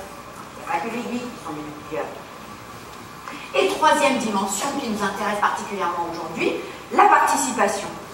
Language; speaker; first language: French; native; French